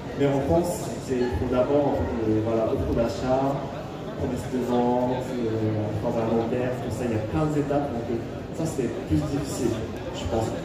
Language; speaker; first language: French; non-native, fluent; Japanese